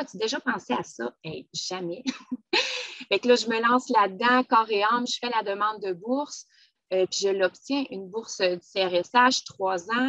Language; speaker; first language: French; native; French